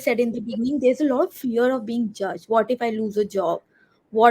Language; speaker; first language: English; non-native, local second language; Hindi